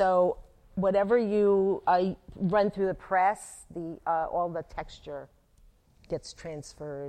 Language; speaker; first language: English; native; English